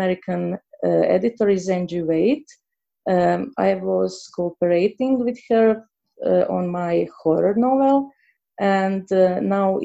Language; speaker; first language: English; non-native, learner; Croatian